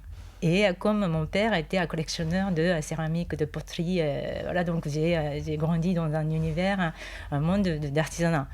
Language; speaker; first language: French; non-native, fluent; Japanese